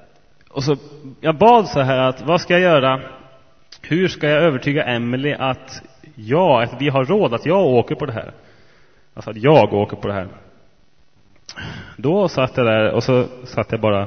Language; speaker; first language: Swedish; native; Swedish